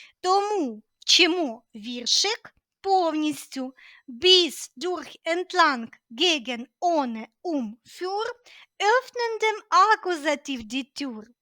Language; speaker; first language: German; non-native, fluent; Ukrainian